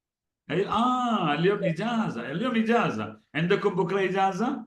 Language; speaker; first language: Arabic; non-native, fluent; Malayalam